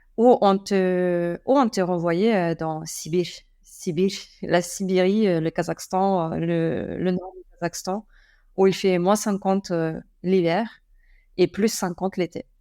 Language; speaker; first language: French; non-native, fluent; Russian